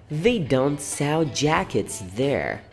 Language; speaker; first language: English; non-native, fluent; Portuguese